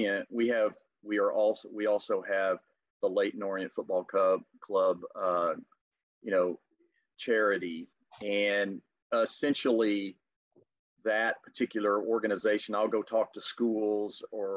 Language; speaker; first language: English; native; English